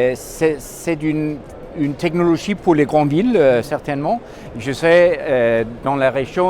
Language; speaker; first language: French; non-native, fluent; Danish